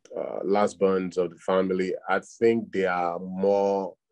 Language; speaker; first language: English; non-native, local second language; Yoruba